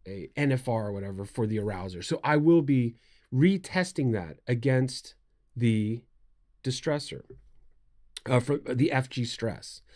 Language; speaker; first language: English; native; English